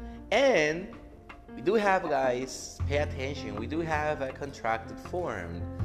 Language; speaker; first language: English; non-native, fluent; Spanish